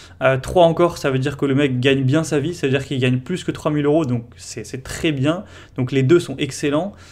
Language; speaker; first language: French; native; French